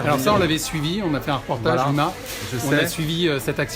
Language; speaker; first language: French; native; French